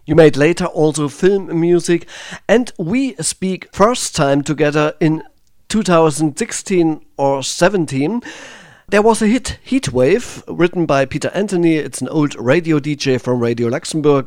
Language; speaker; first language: English; non-native, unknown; German